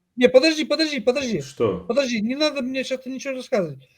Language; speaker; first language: Russian; native; Russian